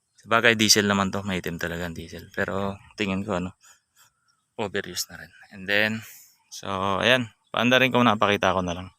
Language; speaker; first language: Filipino; native; Filipino